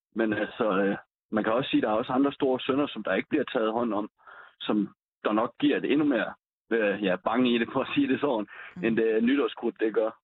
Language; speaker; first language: Danish; native; Danish